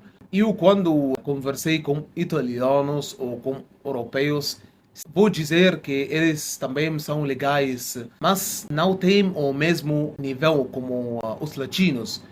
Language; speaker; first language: Portuguese; non-native, fluent; Arabic